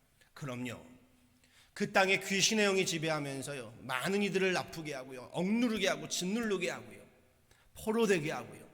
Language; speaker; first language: Korean; native; Korean